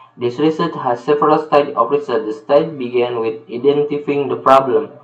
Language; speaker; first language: English; non-native, learner; Indonesian